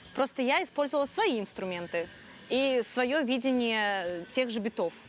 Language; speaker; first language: Russian; non-native, local second language; Crimean Tatar